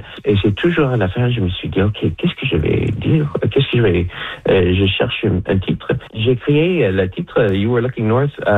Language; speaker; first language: French; non-native, local second language; English